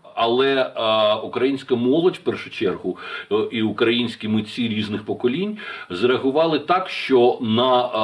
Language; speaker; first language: Ukrainian; native; Ukrainian